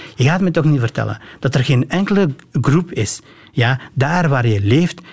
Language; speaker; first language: Dutch; non-native, fluent; Albanian